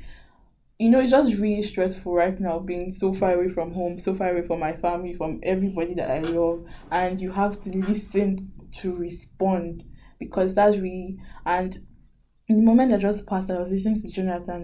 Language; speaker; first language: English; non-native, local second language; Yoruba